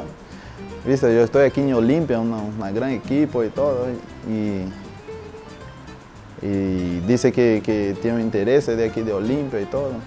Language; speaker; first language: Spanish; non-native, learner; Portuguese